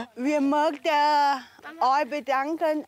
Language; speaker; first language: German; non-native, learner; Thai